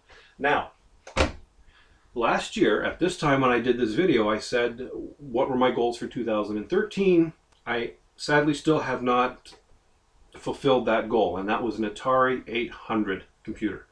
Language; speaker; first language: English; native; English